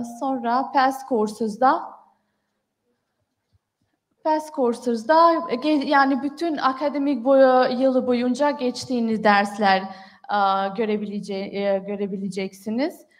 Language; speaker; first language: Turkish; non-native, fluent; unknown